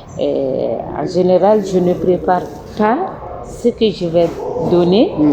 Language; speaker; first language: French; non-native, local second language; Bambara